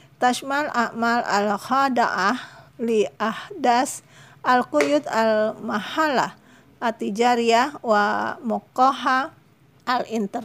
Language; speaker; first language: Arabic; non-native, fluent; Indonesian